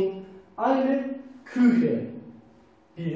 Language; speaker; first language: German; non-native, fluent; Turkish